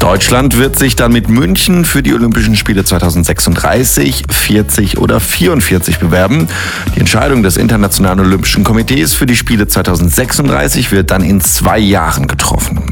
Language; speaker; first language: German; native; German